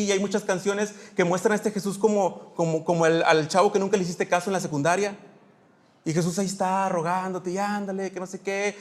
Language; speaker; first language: Spanish; native; Spanish